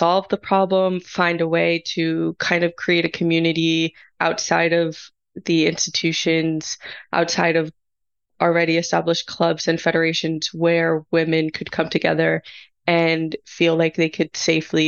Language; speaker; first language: English; native; English